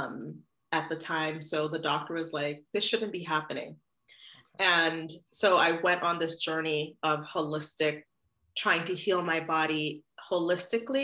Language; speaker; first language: English; native; English